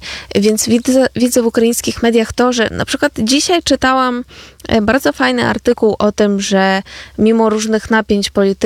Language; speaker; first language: Polish; non-native, fluent; Ukrainian